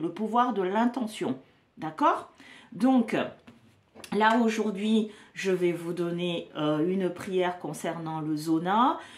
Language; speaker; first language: French; native; French